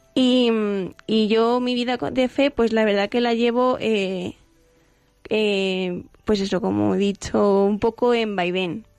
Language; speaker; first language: Spanish; native; Spanish